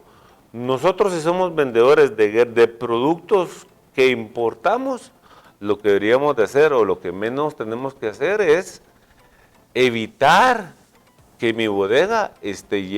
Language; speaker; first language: Spanish; native; Spanish